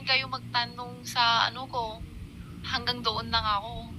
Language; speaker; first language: Filipino; non-native, learner; Chinese